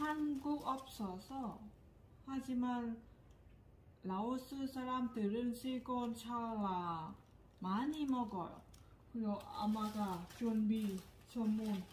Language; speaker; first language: Korean; non-native, learner; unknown